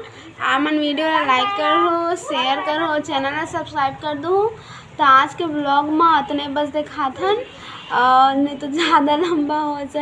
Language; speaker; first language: Hindi; non-native, local second language; Chhattisgarhi